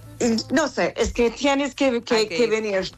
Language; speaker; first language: Spanish; non-native, fluent; English